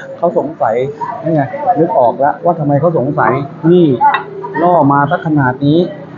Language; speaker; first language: Thai; native; Thai